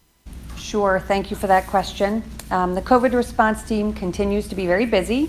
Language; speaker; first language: English; native; English